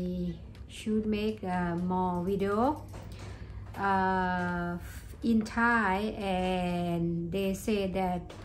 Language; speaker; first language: English; non-native, learner; Thai